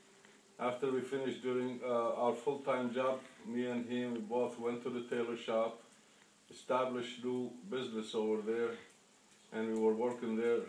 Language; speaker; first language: English; non-native, fluent; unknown